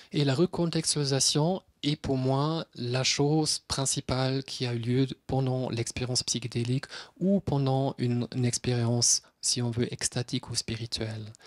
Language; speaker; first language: French; non-native, fluent; German